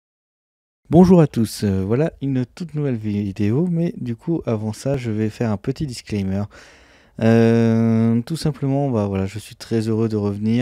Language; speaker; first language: French; native; French